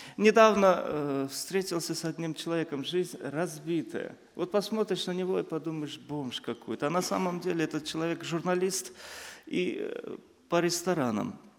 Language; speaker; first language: Russian; non-native, local second language; Azerbaijani